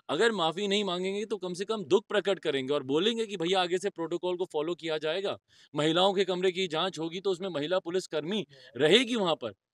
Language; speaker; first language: Hindi; native; Hindi